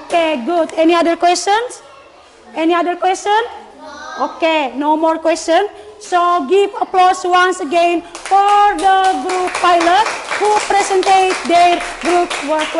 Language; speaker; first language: English; non-native, learner; Indonesian